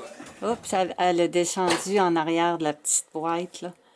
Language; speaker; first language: French; native; French